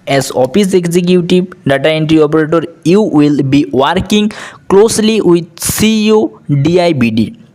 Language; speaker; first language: English; non-native, local second language; Bangla